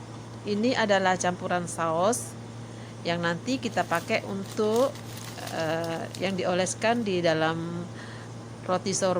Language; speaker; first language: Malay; non-native, local second language; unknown